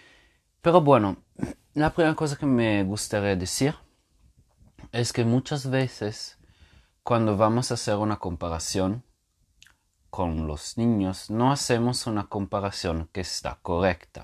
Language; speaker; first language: Spanish; non-native, fluent; Portuguese